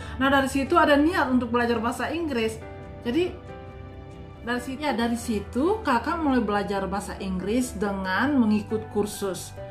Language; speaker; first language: Indonesian; non-native, local second language; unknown